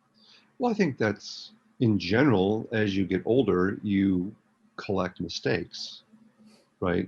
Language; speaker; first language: English; native; English